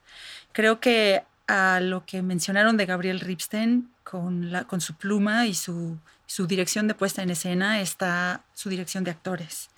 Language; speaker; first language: Spanish; native; Spanish